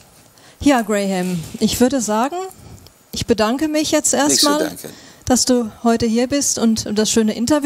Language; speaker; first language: German; native; German